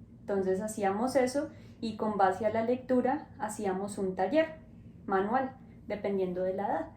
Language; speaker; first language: Spanish; native; Spanish